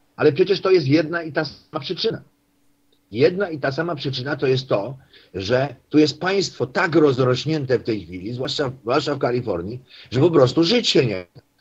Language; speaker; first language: Polish; native; Polish